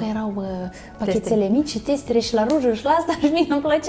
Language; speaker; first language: Romanian; native; Romanian